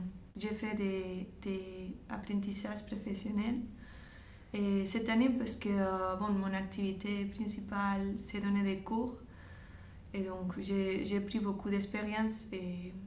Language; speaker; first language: French; non-native, fluent; Spanish